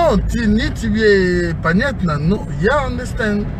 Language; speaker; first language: Russian; non-native, learner; Lingala